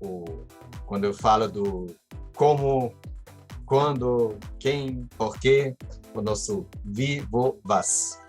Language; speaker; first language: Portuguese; non-native, fluent; German